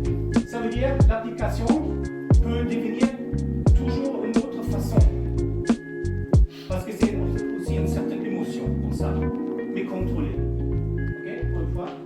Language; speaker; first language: French; non-native, fluent; German